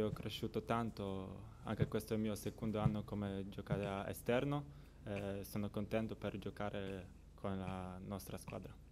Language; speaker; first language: Italian; non-native, learner; Polish